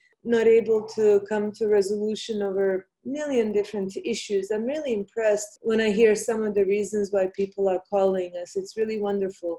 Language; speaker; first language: English; non-native, fluent; Bosnian